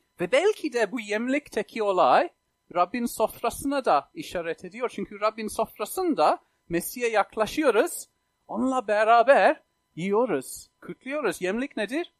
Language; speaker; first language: Turkish; non-native, fluent; English